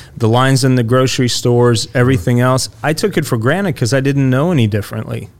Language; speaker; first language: English; early bilingual, other home language; Russian